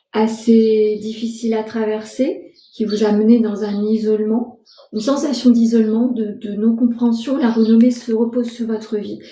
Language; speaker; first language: French; native; French